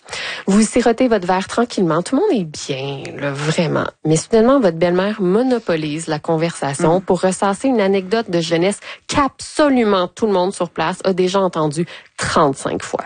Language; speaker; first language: French; native; French